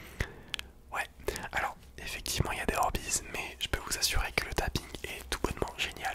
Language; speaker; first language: French; native; French